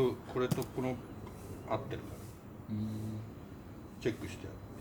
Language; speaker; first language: Japanese; native; Japanese